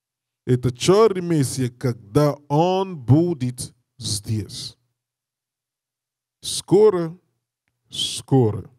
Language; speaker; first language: Russian; non-native, learner; English